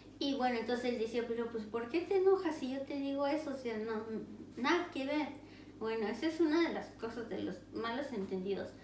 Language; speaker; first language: Spanish; native; Spanish